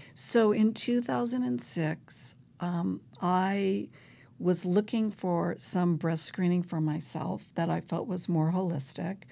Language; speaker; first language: English; native; English